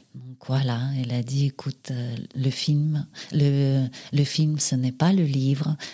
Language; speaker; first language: French; non-native, fluent; Russian